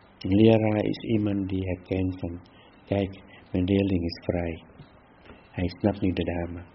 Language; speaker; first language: Dutch; non-native, fluent; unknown